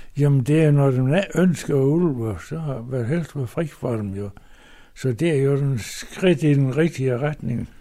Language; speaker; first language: Danish; native; Danish